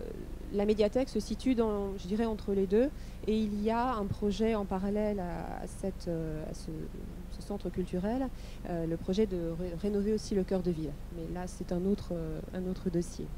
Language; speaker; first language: French; native; French